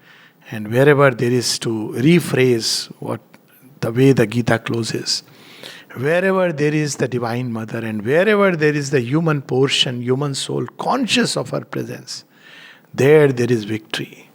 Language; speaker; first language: English; non-native, local second language; Hindi